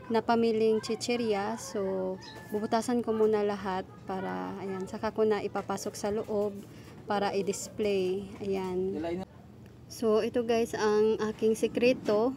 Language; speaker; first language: Filipino; non-native, local second language; Cebuano